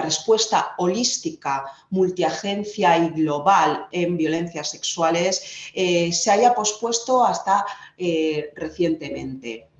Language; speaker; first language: Spanish; native; Spanish